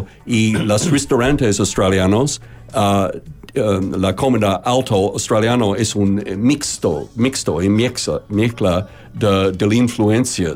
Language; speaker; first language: Spanish; non-native, learner; English